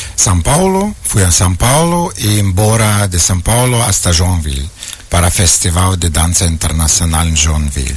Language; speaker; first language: Portuguese; non-native, learner; Ukrainian